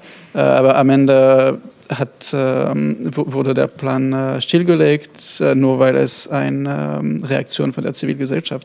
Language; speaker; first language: German; non-native, fluent; French